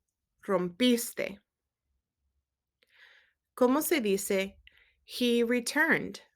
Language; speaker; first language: Spanish; non-native, learner; English